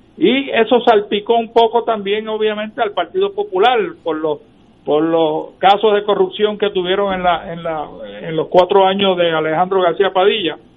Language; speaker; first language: Spanish; native; Spanish